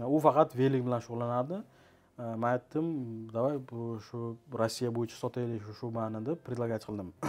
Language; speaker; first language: Uzbek; early bilingual, heritage; Uzbek